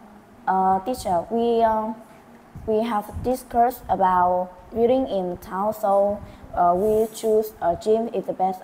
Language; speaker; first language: English; non-native, learner; Vietnamese